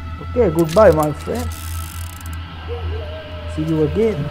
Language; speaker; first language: English; non-native, learner; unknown